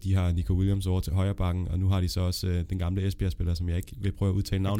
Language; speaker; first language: Danish; native; Danish